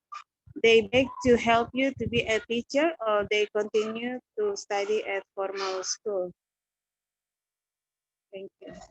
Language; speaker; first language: English; non-native, learner; Indonesian